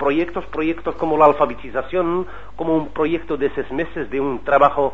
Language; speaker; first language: Spanish; non-native, learner; Arabic